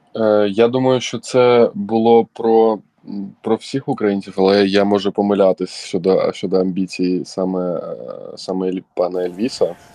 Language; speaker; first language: Ukrainian; non-native, local second language; Crimean Tatar